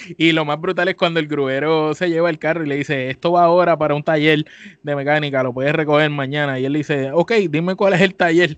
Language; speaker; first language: Spanish; native; Spanish